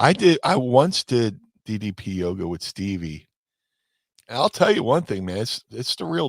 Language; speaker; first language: English; native; English